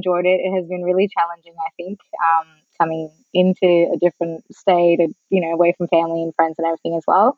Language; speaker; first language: English; non-native, local second language; Sinhala